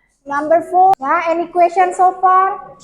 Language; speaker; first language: English; non-native, fluent; Indonesian